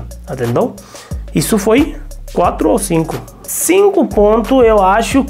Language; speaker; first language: Portuguese; non-native, learner; Hindi